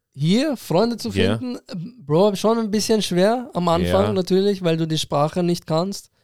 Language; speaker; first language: German; early bilingual, other home language; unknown